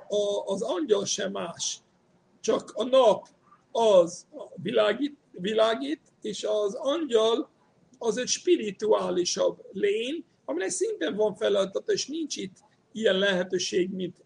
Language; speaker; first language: Hungarian; non-native, fluent; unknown